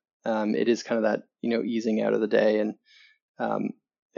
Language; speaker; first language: English; native; English